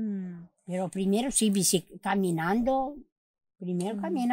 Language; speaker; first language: Spanish; non-native, local second language; Catalan